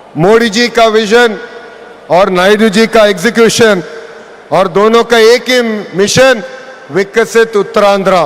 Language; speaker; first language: Hindi; non-native, local second language; Telugu